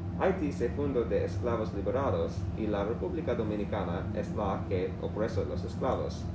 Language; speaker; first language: Spanish; non-native, learner; English